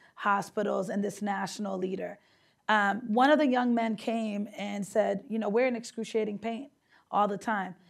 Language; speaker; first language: English; native; English